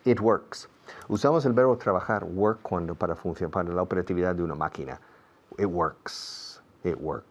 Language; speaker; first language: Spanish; non-native, fluent; English